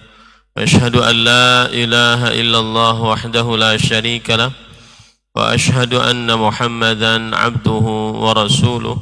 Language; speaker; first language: Arabic; non-native, fluent; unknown